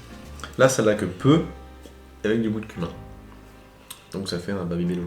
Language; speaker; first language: French; native; French